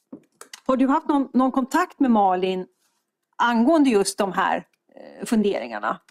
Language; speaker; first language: Swedish; native; Swedish